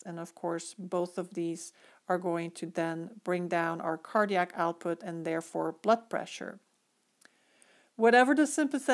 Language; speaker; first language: English; native; English